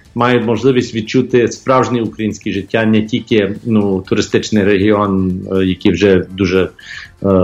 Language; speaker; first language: Ukrainian; early bilingual, heritage; Ukrainian